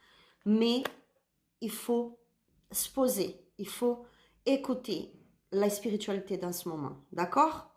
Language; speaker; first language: French; non-native, learner; Spanish